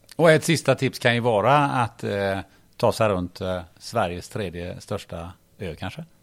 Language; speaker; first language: Swedish; native; Swedish